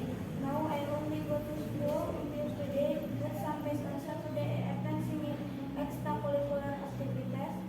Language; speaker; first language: English; non-native, learner; Indonesian